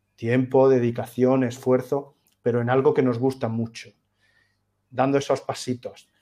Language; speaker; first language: Spanish; native; Spanish